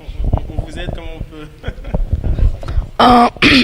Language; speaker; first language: French; native; French